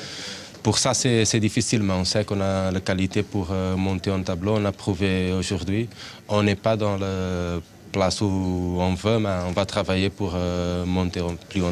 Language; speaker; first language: French; non-native, fluent; Portuguese